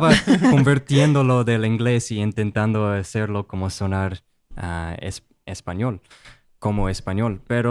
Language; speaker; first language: Spanish; non-native, fluent; English